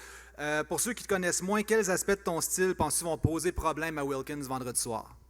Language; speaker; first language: French; native; French